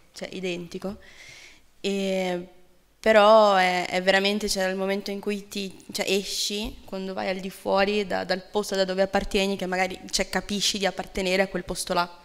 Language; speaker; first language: Italian; non-native, fluent; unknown